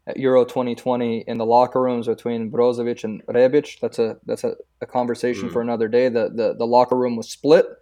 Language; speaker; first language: English; early bilingual, other home language; Croatian